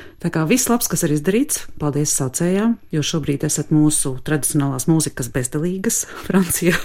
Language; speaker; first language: Latvian; native; Latvian